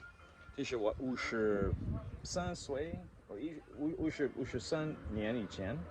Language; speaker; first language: Chinese; non-native, learner; English